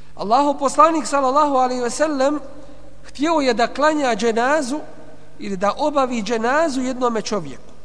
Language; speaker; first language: Bosnian; native; Bosnian